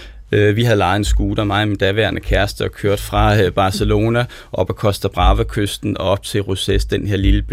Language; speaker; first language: Danish; native; Danish